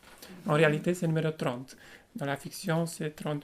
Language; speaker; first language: French; non-native, fluent; Romanian